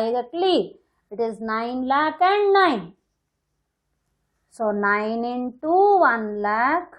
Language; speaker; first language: English; non-native, local second language; Hindi